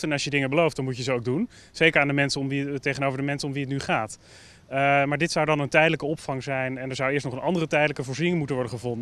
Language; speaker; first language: Dutch; native; Dutch